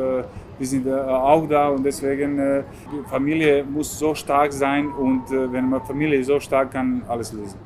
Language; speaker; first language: German; non-native, fluent; Serbian